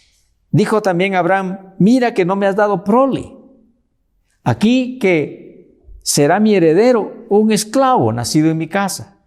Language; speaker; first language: Spanish; native; Spanish